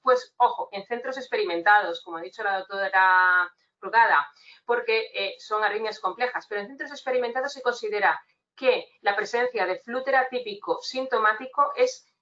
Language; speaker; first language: Spanish; native; Spanish